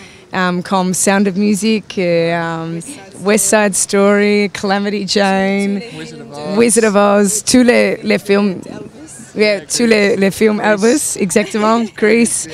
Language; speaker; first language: French; non-native, learner; English